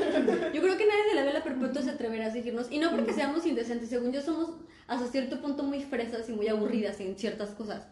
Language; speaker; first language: Spanish; native; Spanish